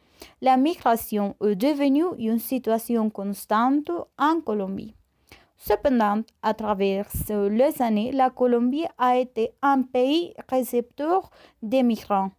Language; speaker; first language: French; non-native, learner; Spanish